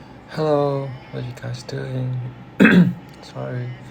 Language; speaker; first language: English; non-native, fluent; Thai